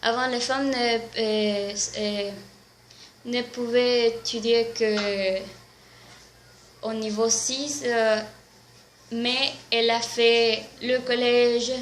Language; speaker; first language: French; non-native, learner; Spanish